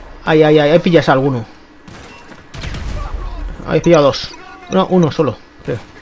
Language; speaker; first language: Spanish; native; Spanish